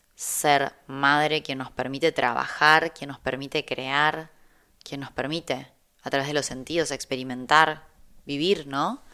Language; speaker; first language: Spanish; native; Spanish